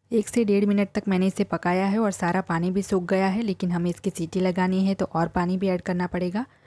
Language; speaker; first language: Hindi; non-native, local second language; Gujarati